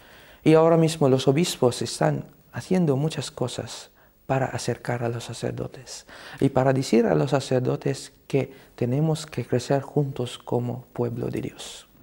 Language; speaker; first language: Spanish; non-native, fluent; Cebuano